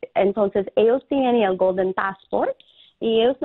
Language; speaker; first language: Spanish; non-native, fluent; English